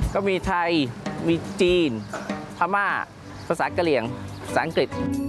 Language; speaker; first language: Thai; early bilingual, other home language; Chinese